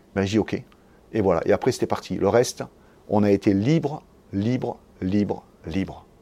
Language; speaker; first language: French; native; French